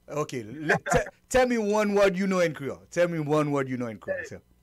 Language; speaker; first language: English; non-native, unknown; Haitian Creole